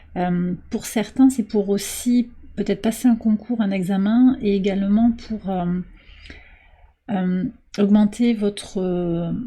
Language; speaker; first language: French; native; French